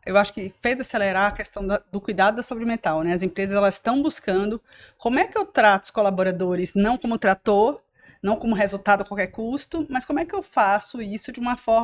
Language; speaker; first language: Portuguese; native; Portuguese